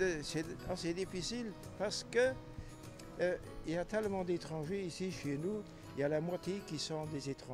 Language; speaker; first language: French; non-native, local second language; Luxembourgish